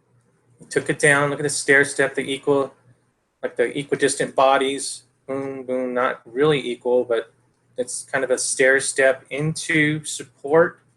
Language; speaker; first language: English; native; English